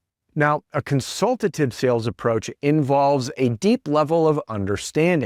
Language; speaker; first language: English; native; English